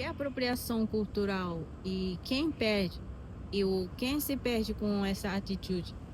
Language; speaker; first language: Portuguese; non-native, fluent; Japanese